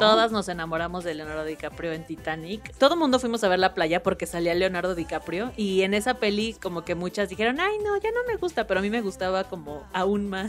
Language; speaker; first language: Spanish; native; Spanish